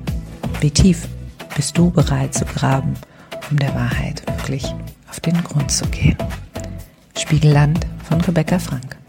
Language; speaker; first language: German; native; German